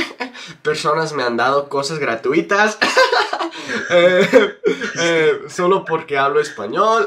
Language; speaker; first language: Spanish; non-native, fluent; English